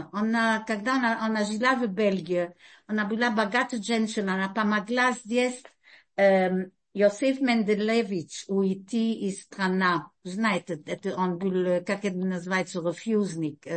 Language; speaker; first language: Russian; early bilingual, heritage; Russian